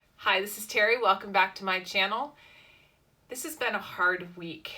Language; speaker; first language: English; native; English